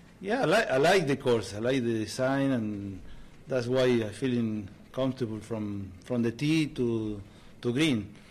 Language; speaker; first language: English; non-native, learner; Spanish